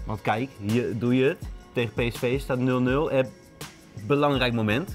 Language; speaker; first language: Dutch; native; Dutch